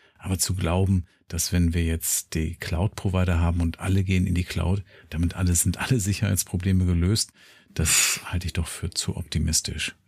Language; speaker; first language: German; native; German